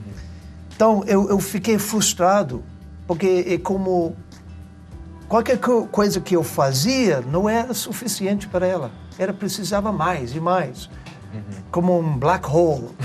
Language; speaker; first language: Portuguese; non-native, learner; English